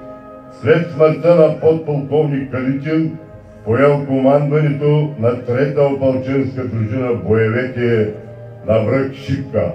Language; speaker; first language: Bulgarian; native; Bulgarian